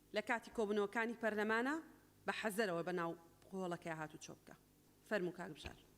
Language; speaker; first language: Central Kurdish; native; Central Kurdish